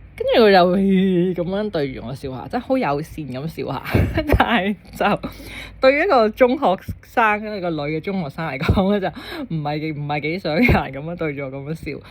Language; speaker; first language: Cantonese; native; Cantonese